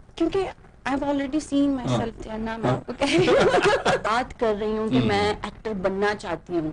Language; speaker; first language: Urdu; non-native, local second language; Baluchi